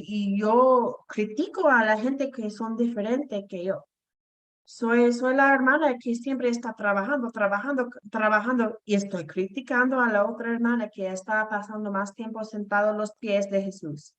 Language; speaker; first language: Spanish; non-native, fluent; English